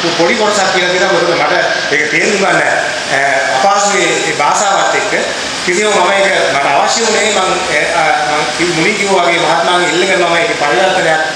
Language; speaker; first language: Sinhala; native; Sinhala